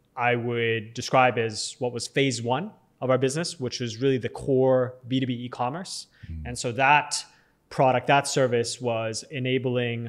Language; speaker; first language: English; native; English